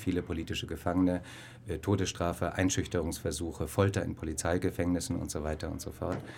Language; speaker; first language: German; native; German